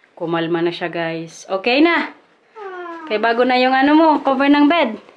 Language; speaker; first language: Filipino; non-native, local second language; Waray